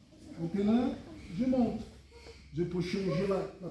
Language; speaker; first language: French; non-native, fluent; Portuguese